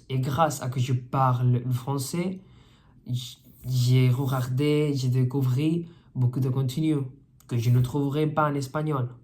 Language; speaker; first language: French; non-native, fluent; Spanish